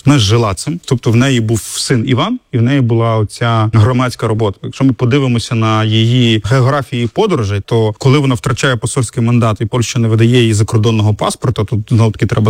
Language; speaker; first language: Ukrainian; native; Ukrainian